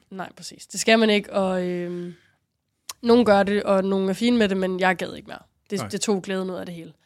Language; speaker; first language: Danish; native; Danish